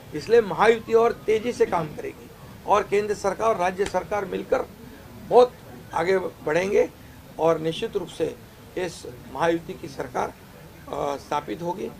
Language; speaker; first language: Hindi; non-native, local second language; Marathi